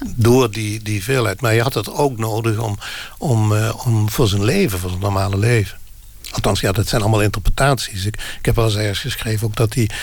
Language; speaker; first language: Dutch; non-native, local second language; Limburgish